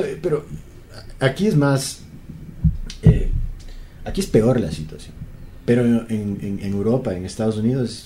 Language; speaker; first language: Spanish; native; Spanish